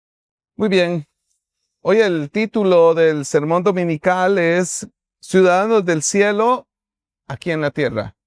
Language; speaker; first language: Spanish; native; Spanish